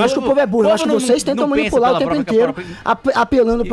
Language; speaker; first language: Portuguese; native; Portuguese